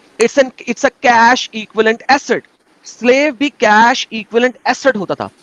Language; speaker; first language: Urdu; native; Urdu